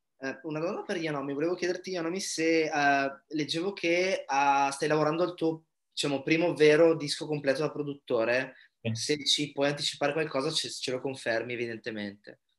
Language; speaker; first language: Italian; native; Italian